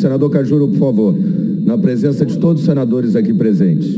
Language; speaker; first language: Portuguese; native; Portuguese